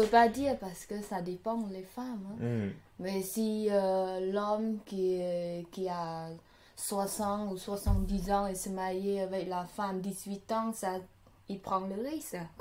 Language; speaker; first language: French; non-native, learner; Khmer